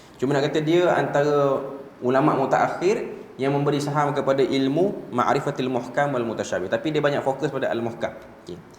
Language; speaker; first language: Malay; native; Malay